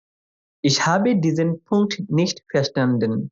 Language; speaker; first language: German; non-native, fluent; Bangla